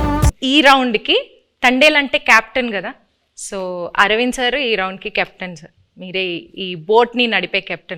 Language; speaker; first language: Telugu; native; Telugu